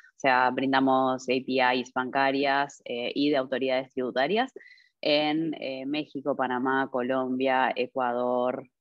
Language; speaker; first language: Spanish; native; Spanish